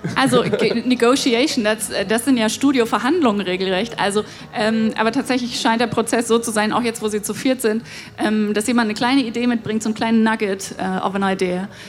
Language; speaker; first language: German; native; German